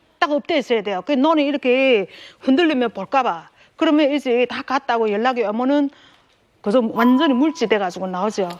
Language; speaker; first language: Korean; native; Korean